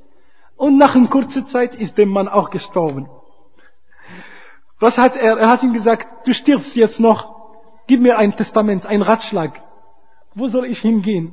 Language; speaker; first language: German; non-native, fluent; Arabic